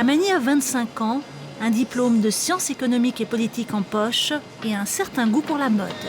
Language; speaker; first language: French; native; French